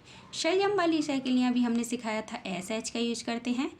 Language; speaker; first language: Hindi; native; Hindi